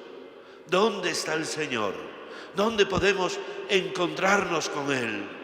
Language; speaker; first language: Spanish; native; Spanish